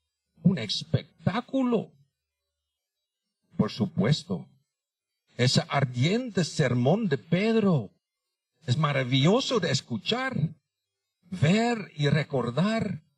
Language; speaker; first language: Spanish; non-native, fluent; Dutch